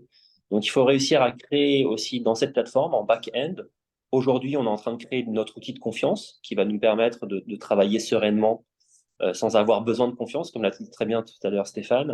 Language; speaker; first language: French; native; French